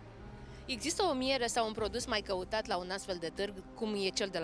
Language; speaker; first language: Romanian; native; Romanian